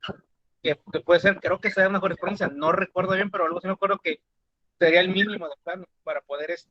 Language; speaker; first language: Spanish; native; Spanish